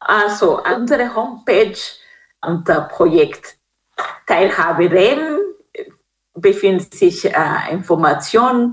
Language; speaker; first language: German; non-native, fluent; Kinyarwanda